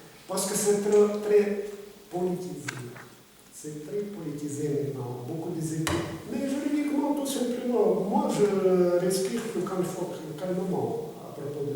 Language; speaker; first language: French; non-native, fluent; Russian